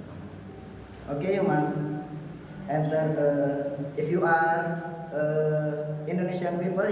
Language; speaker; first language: English; non-native, learner; Indonesian